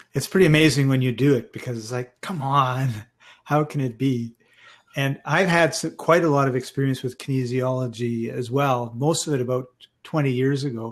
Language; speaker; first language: English; native; English